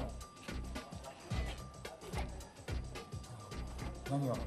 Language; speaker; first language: Japanese; native; Japanese